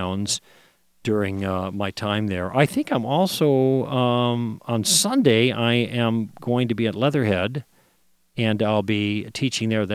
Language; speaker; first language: English; native; English